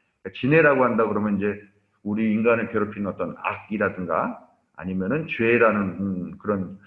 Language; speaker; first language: Korean; native; Korean